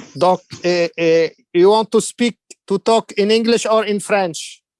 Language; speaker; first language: English; non-native, learner; Arabic